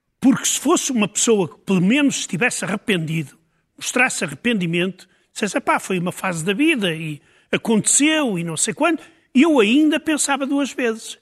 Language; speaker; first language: Portuguese; native; Portuguese